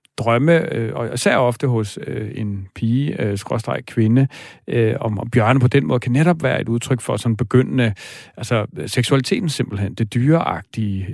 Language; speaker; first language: Danish; native; Danish